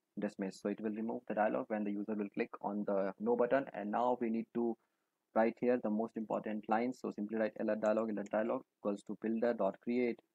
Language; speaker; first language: English; non-native, local second language; Hindi